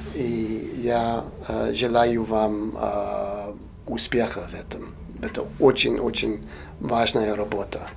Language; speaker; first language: Russian; non-native, fluent; English